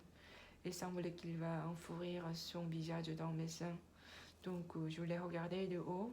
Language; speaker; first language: French; non-native, learner; Korean